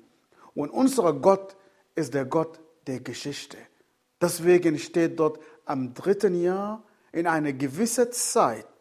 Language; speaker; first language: German; non-native, fluent; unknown